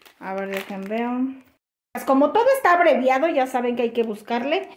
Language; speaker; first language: Spanish; native; Spanish